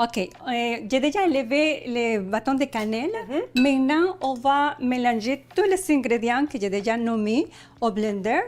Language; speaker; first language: French; non-native, learner; Spanish